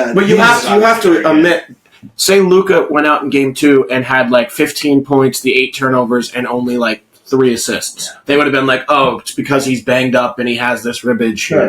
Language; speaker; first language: English; native; English